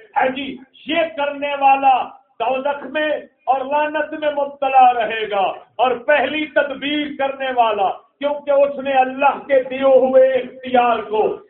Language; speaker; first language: Urdu; non-native, local second language; Punjabi